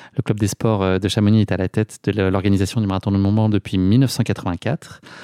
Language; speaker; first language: French; native; French